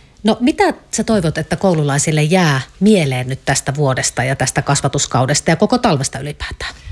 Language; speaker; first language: Finnish; native; Finnish